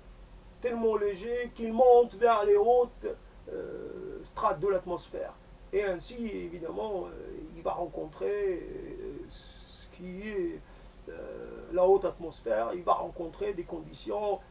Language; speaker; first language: French; native; French